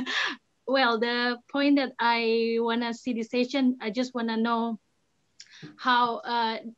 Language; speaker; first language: English; non-native, fluent; Indonesian